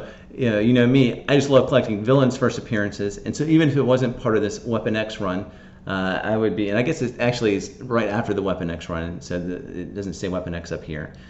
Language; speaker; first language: English; native; English